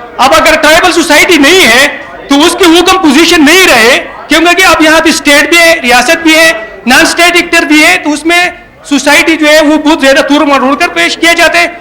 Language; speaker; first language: Urdu; non-native, local second language; Pashto